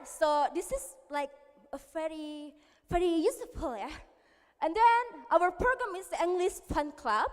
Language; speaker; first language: English; non-native, learner; Indonesian